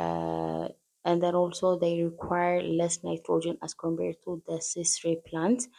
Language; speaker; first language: English; non-native, local second language; Amharic